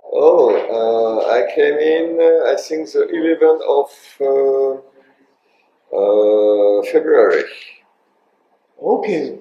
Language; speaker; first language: English; non-native, learner; French